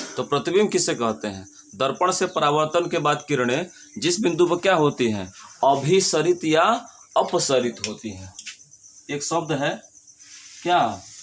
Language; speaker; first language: Hindi; native; Hindi